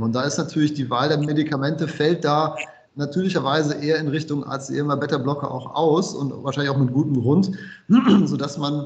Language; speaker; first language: German; native; German